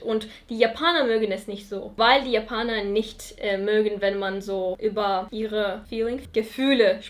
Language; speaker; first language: German; non-native, fluent; Turkish